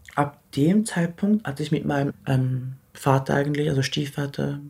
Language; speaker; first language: German; early bilingual, other home language; Japanese